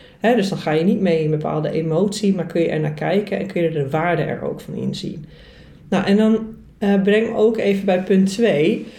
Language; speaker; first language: Dutch; native; Dutch